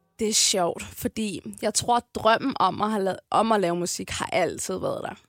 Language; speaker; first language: Danish; early bilingual, other home language; Tigrinya